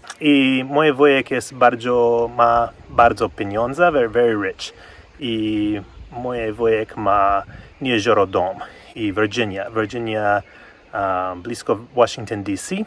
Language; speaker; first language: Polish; non-native, learner; English